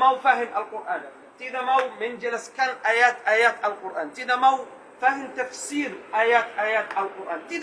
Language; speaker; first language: Indonesian; non-native, learner; Arabic